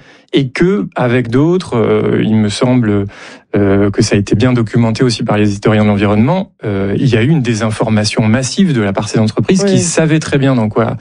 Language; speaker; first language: French; native; French